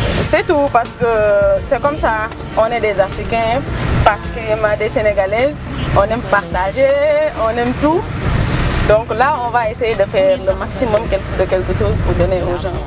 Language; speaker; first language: French; non-native, local second language; Wolof